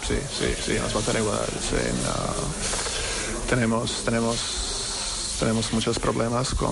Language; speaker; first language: Spanish; non-native, learner; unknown